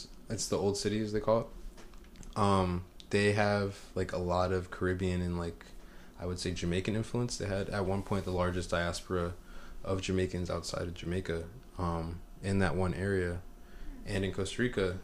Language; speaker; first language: English; native; English